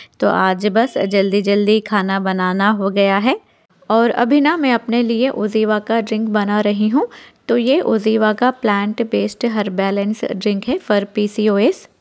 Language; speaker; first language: Hindi; non-native, local second language; Telugu